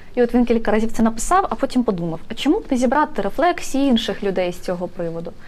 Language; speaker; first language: Ukrainian; native; Ukrainian